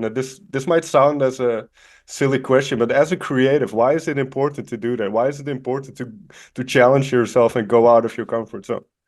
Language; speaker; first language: English; non-native, fluent; Dutch